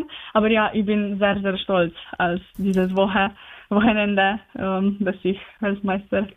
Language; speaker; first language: German; non-native, learner; Slovenian